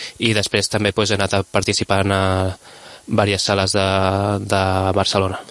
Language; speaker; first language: Catalan; non-native, local second language; Spanish